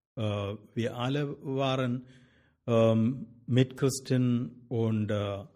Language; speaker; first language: German; non-native, fluent; Malayalam